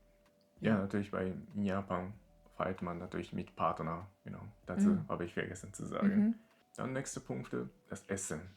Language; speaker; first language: German; non-native, learner; Japanese